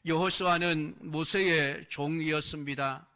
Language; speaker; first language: Korean; native; Korean